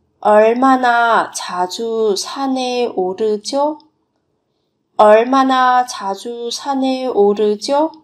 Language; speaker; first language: Korean; non-native, fluent; Vietnamese